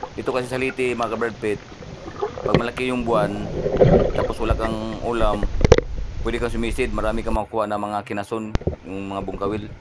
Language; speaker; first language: Filipino; non-native, local second language; Cebuano